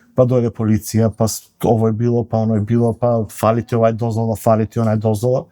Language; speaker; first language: Macedonian; native; Macedonian